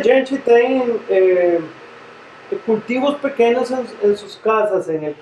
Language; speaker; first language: Portuguese; non-native, fluent; Spanish